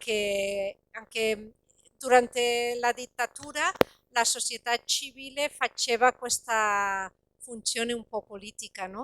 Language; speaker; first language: Italian; non-native, fluent; Catalan